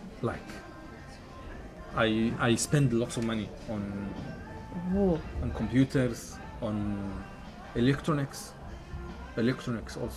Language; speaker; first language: English; non-native, fluent; Arabic